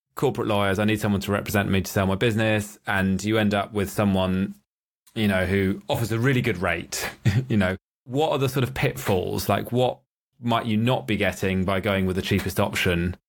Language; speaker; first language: English; native; English